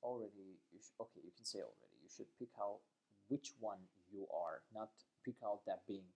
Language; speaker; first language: English; non-native, fluent; Azerbaijani